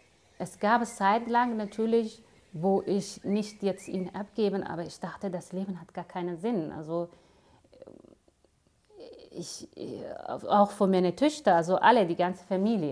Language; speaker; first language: German; non-native, fluent; Somali